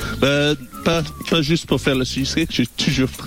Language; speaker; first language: French; non-native, learner; English